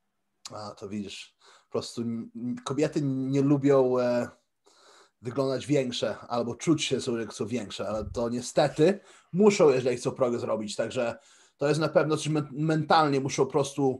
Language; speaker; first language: Polish; early bilingual, heritage; Polish